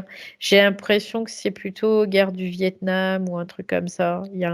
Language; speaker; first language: French; native; French